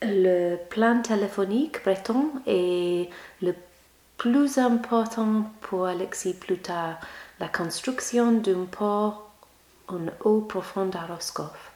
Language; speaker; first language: French; non-native, learner; English